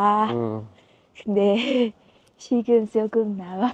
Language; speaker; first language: Korean; non-native, learner; Thai